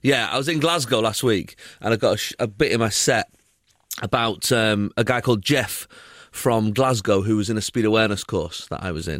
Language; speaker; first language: English; native; English